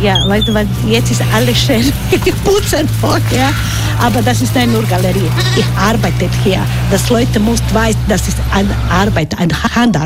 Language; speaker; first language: German; non-native, learner; Croatian